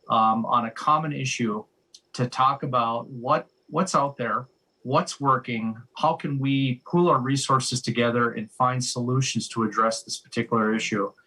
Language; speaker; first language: English; native; English